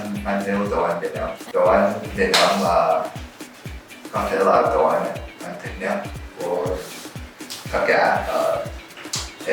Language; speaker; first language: Vietnamese; non-native, learner; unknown